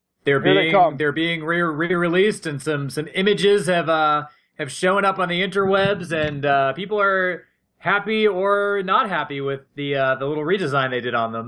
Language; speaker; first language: English; native; English